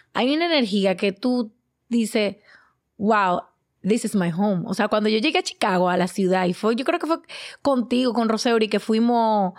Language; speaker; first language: Spanish; native; Spanish